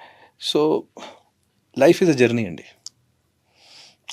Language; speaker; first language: Telugu; non-native, fluent; Hindi